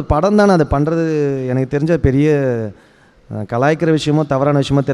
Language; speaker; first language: Tamil; native; Tamil